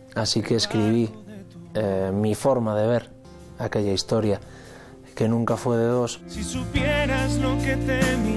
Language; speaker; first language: Spanish; native; Spanish